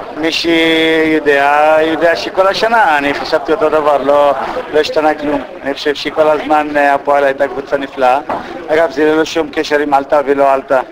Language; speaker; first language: Hebrew; non-native, local second language; Arabic